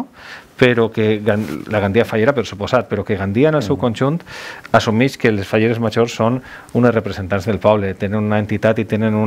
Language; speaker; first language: Catalan; native; Catalan